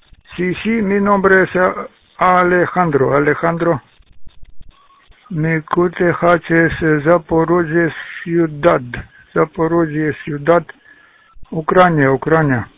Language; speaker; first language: Spanish; non-native, learner; Russian